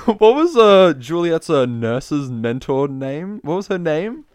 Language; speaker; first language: English; native; English